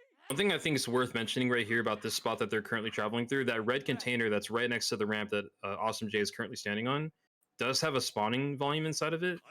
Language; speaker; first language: English; native; English